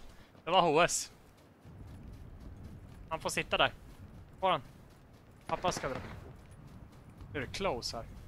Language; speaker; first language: Swedish; native; Swedish